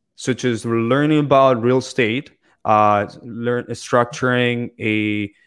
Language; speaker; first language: English; non-native, fluent; Spanish